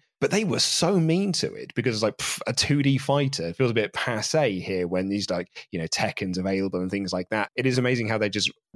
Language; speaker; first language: English; native; English